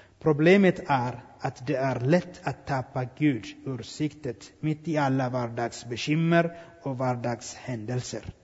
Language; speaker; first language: Swedish; non-native, fluent; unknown